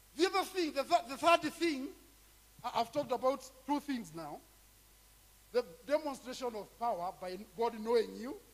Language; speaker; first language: English; non-native, local second language; Kikuyu